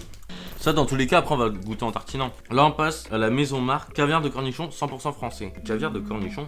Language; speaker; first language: French; native; French